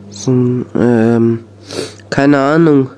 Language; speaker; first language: German; early bilingual, other home language; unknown